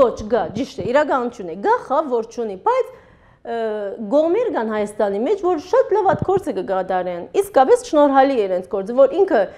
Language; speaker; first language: Armenian; early bilingual, heritage; Armenian